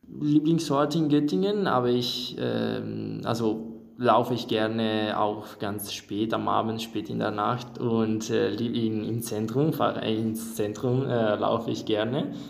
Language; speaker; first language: German; non-native, fluent; Italian